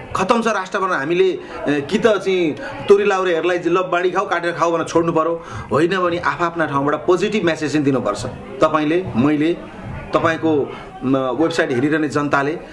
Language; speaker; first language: Nepali; native; Nepali